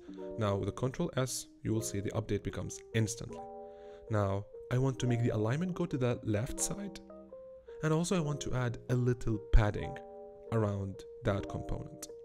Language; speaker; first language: English; non-native, fluent; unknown